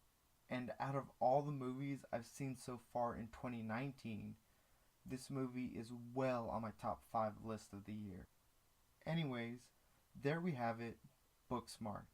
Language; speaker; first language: English; native; English